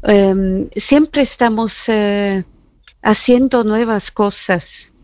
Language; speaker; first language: Spanish; non-native, fluent; Italian